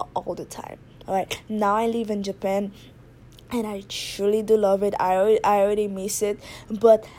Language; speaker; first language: English; non-native, fluent; Haitian Creole